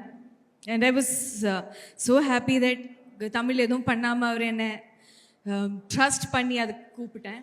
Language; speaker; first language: Tamil; non-native, learner; Malayalam